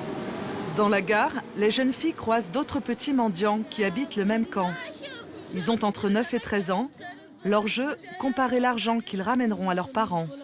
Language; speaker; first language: French; native; French